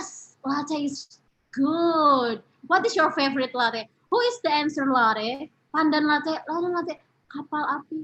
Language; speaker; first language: English; non-native, fluent; Indonesian